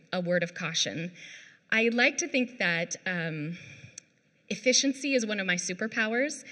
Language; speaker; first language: English; native; English